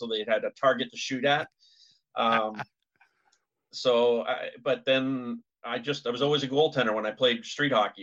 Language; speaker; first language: English; native; English